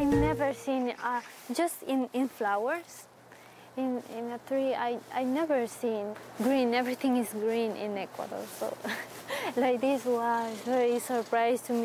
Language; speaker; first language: English; non-native, learner; Spanish